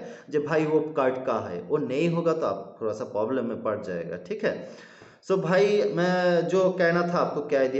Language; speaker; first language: Hindi; non-native, learner; Bangla